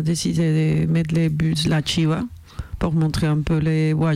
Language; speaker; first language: French; non-native, fluent; Spanish